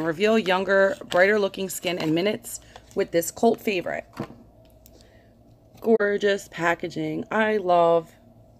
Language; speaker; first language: English; native; English